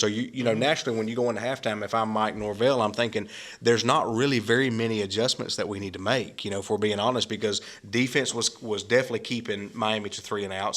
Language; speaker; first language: English; native; English